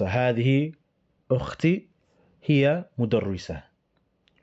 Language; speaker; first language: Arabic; non-native, fluent; English